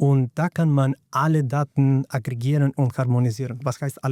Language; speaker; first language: German; non-native, fluent; Greek